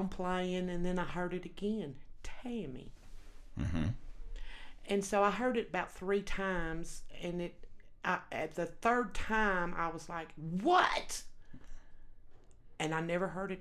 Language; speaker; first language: English; native; English